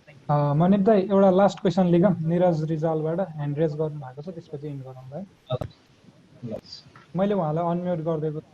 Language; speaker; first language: Nepali; native; Nepali